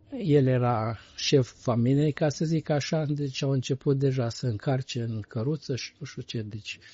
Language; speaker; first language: Romanian; non-native, local second language; Bulgarian